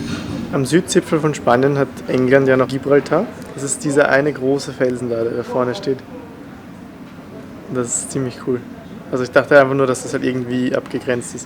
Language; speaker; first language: German; native; German